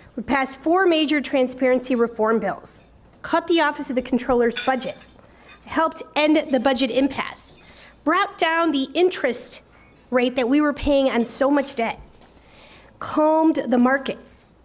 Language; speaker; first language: English; native; English